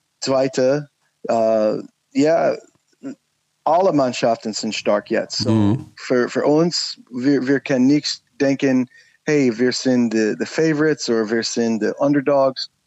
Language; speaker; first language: German; non-native, learner; English